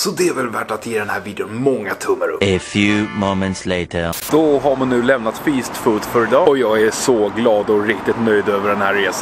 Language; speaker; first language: Swedish; native; Swedish